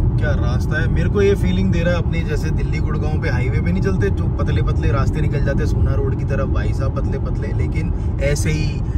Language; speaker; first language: Hindi; native; Hindi